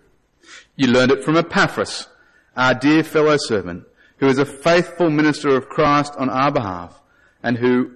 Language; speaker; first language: English; native; English